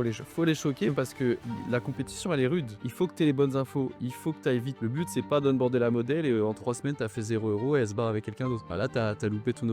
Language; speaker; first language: French; native; French